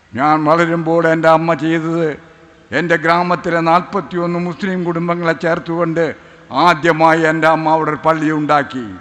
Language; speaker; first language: Malayalam; native; Malayalam